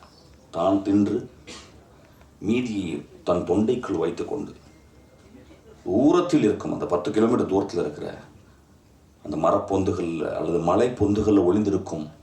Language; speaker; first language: Tamil; native; Tamil